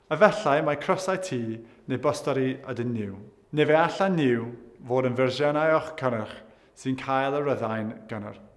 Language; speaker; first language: Welsh; non-native, local second language; English